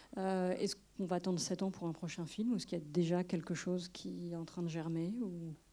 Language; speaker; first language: French; native; French